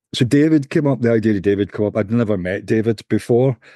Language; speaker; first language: English; native; English